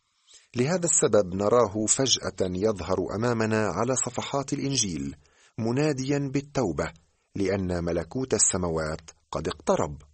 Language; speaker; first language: Arabic; native; Arabic